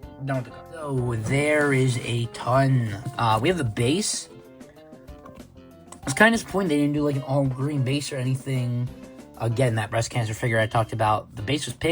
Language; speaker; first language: English; native; English